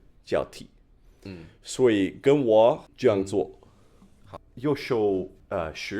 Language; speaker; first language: Chinese; non-native, fluent; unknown